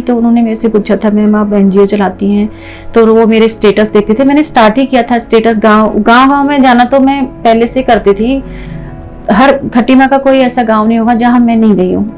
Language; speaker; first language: Hindi; native; Hindi